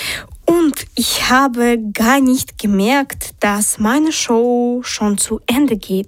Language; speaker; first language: German; non-native, fluent; Polish